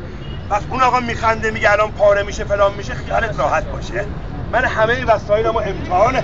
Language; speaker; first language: Persian; native; Persian